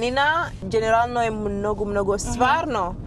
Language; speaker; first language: Macedonian; non-native, learner; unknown